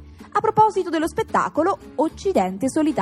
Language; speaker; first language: Italian; native; Italian